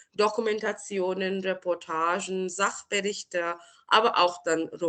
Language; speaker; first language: German; non-native, fluent; Marathi